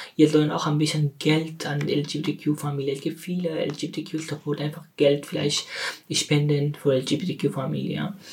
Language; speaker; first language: German; non-native, learner; Persian